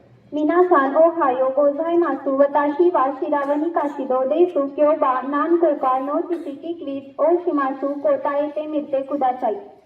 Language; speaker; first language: Japanese; non-native, learner; Marathi